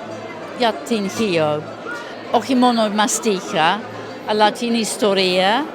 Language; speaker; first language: Greek; non-native, learner; English